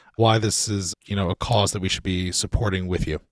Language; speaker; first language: English; native; English